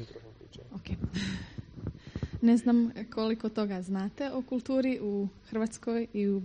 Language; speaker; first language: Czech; non-native, fluent; Croatian